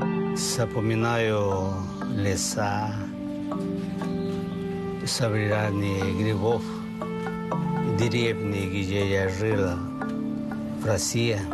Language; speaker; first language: Russian; non-native, fluent; Chinese